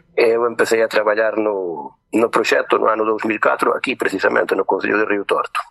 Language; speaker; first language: Galician; native; Galician